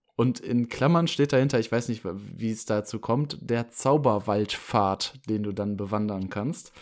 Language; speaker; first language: German; native; German